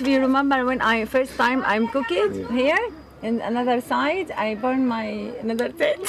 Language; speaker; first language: English; non-native, learner; Arabic